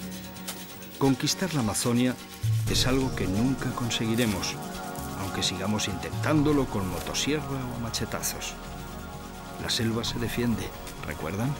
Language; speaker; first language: Spanish; native; Spanish